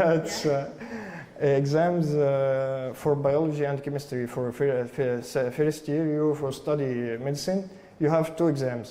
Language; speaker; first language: English; non-native, learner; Arabic